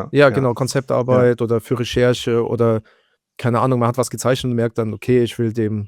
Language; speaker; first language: German; native; German